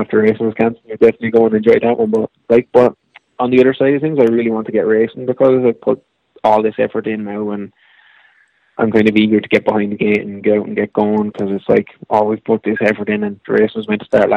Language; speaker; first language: English; native; English